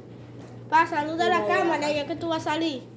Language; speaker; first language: Spanish; native; Spanish